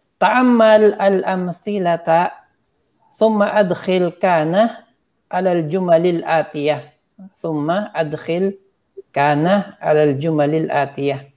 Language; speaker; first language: Arabic; non-native, fluent; Filipino